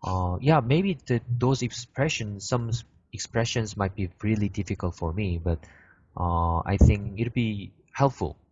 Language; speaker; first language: English; non-native, fluent; Korean